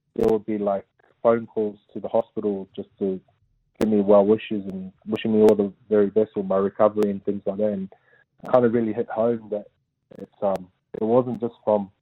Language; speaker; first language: English; native; English